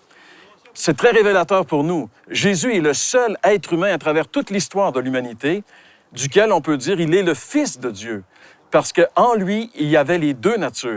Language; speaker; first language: French; native; French